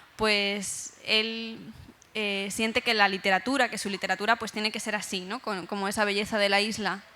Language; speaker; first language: Spanish; native; Spanish